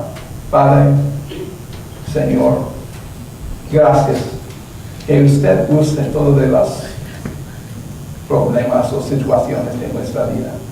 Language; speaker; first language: Spanish; non-native, learner; English